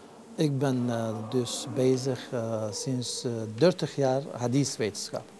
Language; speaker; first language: Dutch; non-native, fluent; Turkish